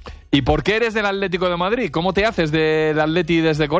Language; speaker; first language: Spanish; native; Spanish